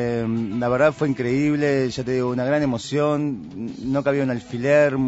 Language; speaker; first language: Spanish; native; Spanish